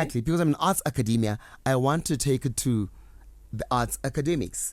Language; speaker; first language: English; non-native, local second language; Zulu